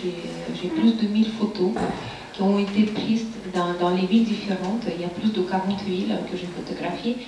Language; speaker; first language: French; non-native, fluent; Russian